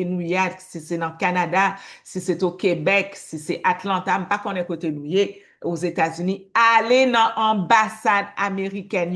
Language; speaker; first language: French; native; French